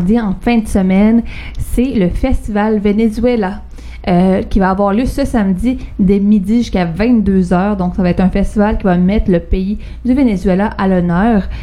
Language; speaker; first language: French; native; French